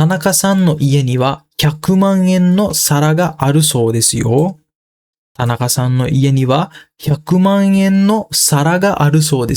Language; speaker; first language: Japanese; non-native, fluent; Sinhala